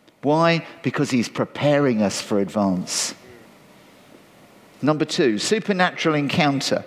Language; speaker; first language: English; native; English